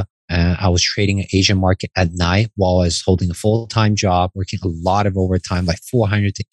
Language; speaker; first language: English; non-native, fluent; Chinese